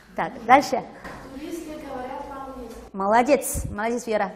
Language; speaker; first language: Russian; non-native, fluent; Chinese